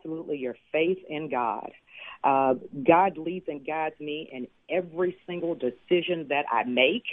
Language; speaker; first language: English; native; English